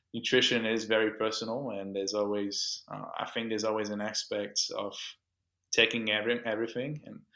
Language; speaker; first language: English; non-native, local second language; French